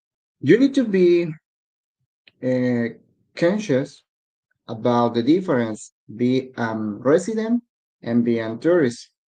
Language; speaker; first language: English; non-native, learner; Spanish